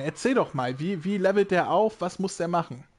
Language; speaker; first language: German; native; German